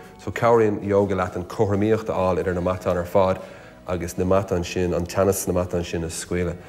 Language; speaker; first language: Irish; native; Irish